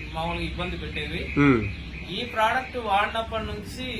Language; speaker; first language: Telugu; native; Telugu